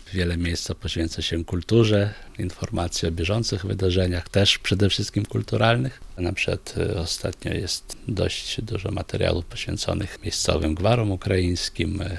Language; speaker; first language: Polish; non-native, local second language; Ukrainian